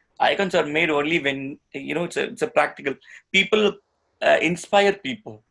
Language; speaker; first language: English; non-native, local second language; Tamil